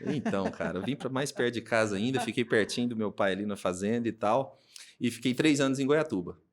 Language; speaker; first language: Portuguese; native; Portuguese